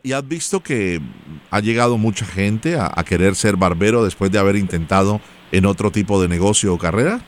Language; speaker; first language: Spanish; native; Spanish